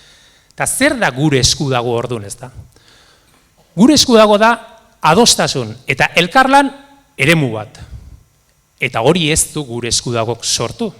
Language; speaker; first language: Basque; native; Basque